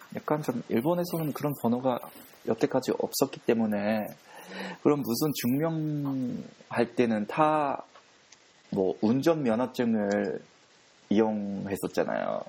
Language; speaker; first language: Korean; non-native, fluent; Japanese